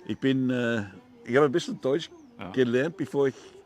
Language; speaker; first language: German; non-native, learner; English